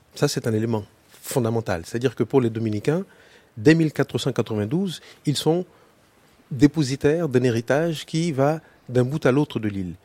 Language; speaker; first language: French; native; French